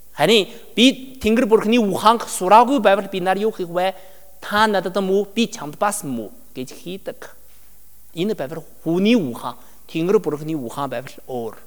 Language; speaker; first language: Mongolian; non-native, learner; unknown